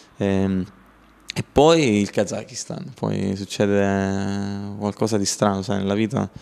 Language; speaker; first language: Italian; native; Italian